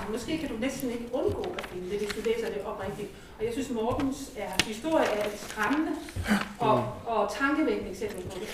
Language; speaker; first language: Danish; native; Danish